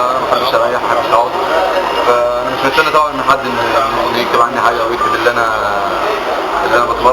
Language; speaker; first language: Arabic; native; Arabic